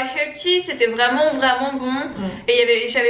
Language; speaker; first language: French; native; French